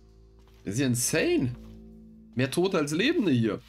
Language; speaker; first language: German; native; German